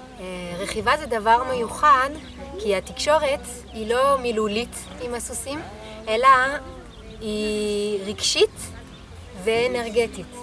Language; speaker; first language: Hebrew; non-native, fluent; French